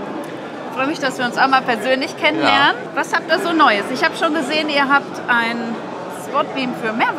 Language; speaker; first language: German; native; German